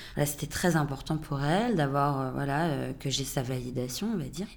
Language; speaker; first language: French; native; French